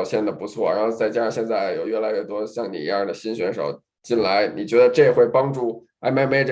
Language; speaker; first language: Chinese; native; Chinese